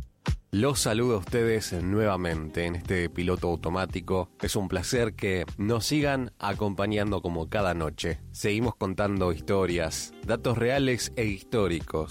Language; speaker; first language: Spanish; native; Spanish